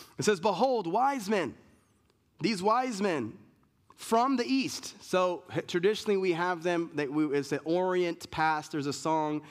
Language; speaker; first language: English; native; English